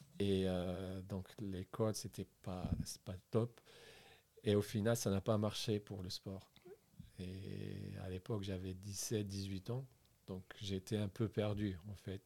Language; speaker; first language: French; non-native, local second language; Arabic